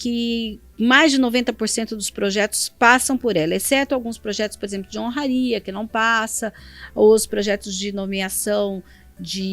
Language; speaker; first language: Portuguese; native; Portuguese